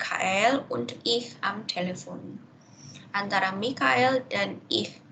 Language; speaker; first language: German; non-native, fluent; Indonesian